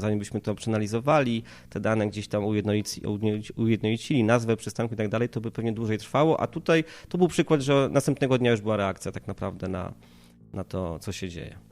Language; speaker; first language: Polish; native; Polish